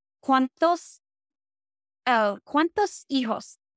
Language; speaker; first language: Spanish; non-native, learner; English